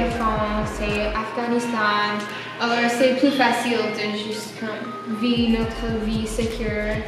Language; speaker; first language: French; non-native, learner; English